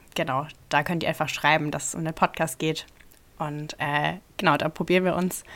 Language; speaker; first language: German; native; German